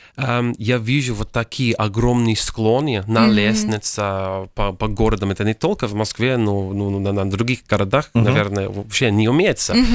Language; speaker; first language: Russian; non-native, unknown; English